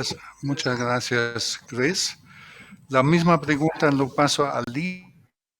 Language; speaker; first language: Spanish; non-native, fluent; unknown